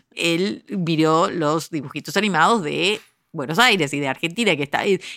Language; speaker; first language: Spanish; early bilingual, heritage; Spanish